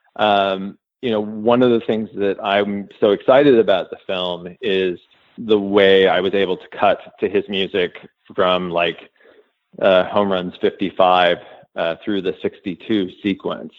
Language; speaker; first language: English; native; English